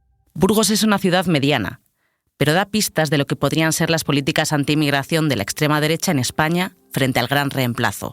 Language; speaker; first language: Spanish; native; Spanish